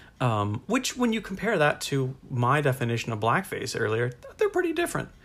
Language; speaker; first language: English; native; English